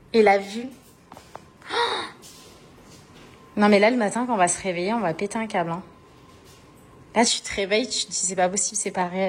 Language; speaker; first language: French; native; French